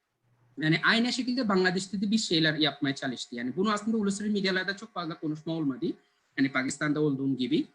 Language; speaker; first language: Turkish; non-native, learner; Bangla